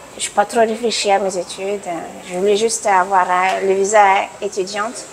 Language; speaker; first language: French; non-native, fluent; Russian